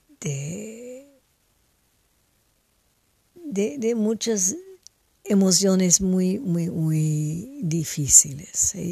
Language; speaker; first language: Spanish; non-native, fluent; French